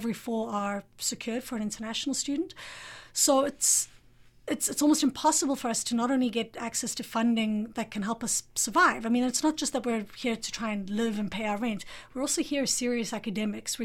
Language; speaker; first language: English; native; English